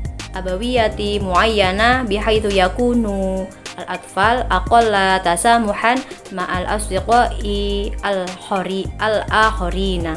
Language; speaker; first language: Arabic; non-native, learner; Indonesian